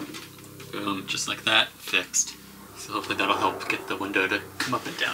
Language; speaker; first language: English; native; English